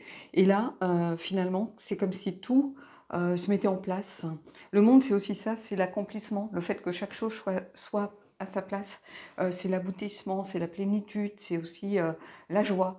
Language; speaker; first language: French; native; French